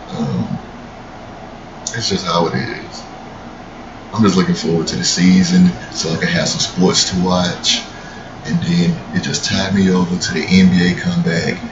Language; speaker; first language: English; native; English